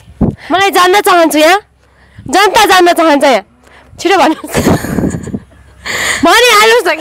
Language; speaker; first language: Nepali; native; Nepali